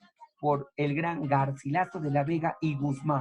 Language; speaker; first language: Spanish; native; Spanish